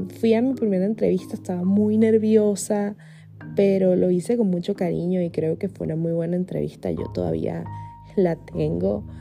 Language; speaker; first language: Spanish; native; Spanish